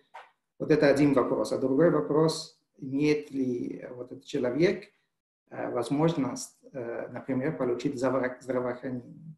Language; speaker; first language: Russian; non-native, fluent; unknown